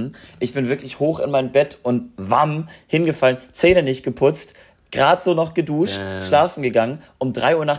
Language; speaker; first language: German; native; German